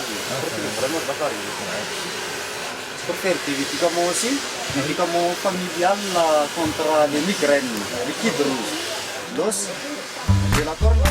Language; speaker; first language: French; non-native, local second language; Malagasy